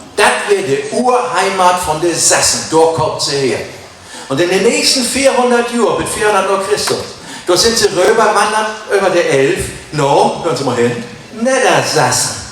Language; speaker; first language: German; native; German